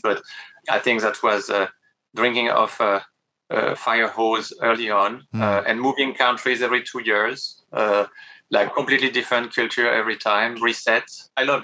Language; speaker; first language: English; non-native, fluent; French